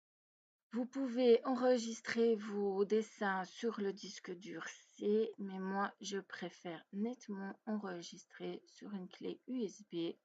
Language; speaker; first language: French; native; French